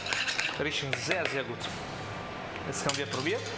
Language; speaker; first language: German; non-native, learner; Italian